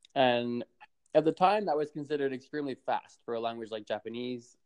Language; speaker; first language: English; native; English